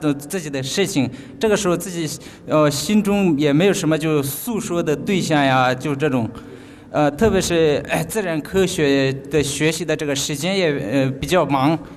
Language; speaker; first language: Chinese; non-native, local second language; Tibetan